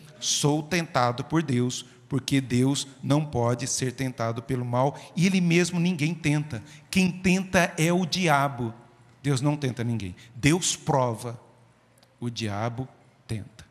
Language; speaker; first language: Portuguese; native; Portuguese